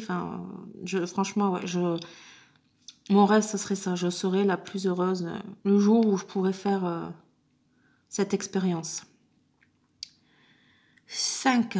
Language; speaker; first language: French; native; French